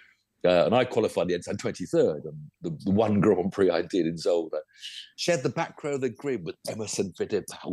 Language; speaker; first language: English; native; English